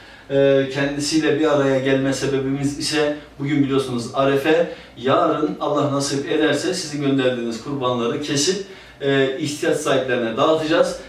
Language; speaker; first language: Turkish; native; Turkish